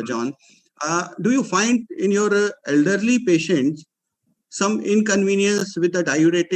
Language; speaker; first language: English; non-native, local second language; Hindi